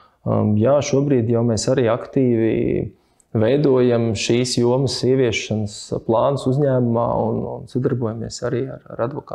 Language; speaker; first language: Latvian; native; Latvian